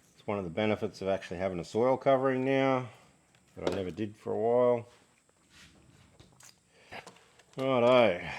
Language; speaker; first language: English; native; English